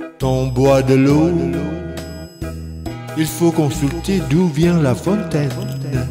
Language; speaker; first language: French; non-native, fluent; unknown